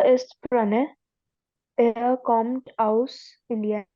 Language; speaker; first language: German; non-native, learner; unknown